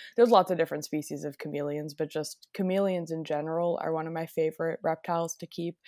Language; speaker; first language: English; native; English